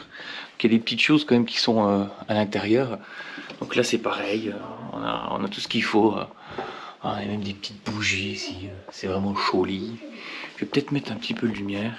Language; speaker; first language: French; native; French